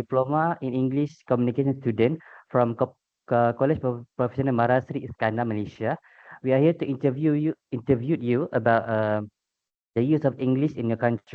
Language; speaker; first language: English; non-native, local second language; Malay